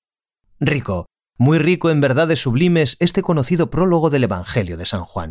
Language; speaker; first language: Spanish; native; Spanish